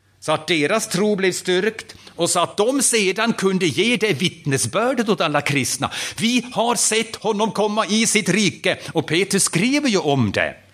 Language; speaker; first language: Swedish; non-native, fluent; German